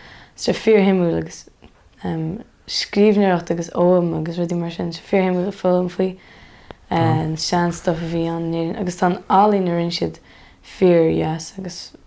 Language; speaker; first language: Irish; native; Irish